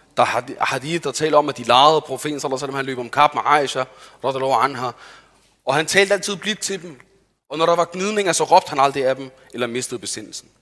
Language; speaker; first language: Danish; early bilingual, other home language; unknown